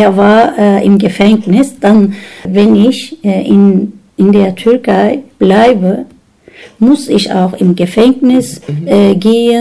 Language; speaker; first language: German; non-native, learner; Turkish